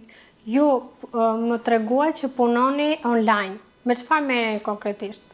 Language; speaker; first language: Albanian; native; Albanian